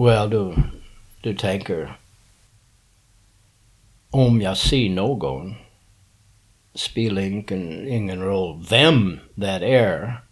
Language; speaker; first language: Swedish; non-native, learner; English